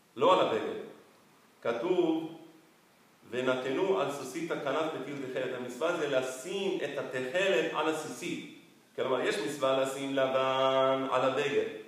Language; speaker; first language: Hebrew; non-native, fluent; Spanish